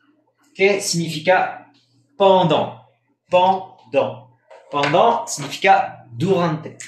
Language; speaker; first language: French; non-native, fluent; Spanish